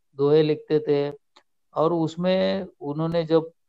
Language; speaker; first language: Hindi; non-native, local second language; Marathi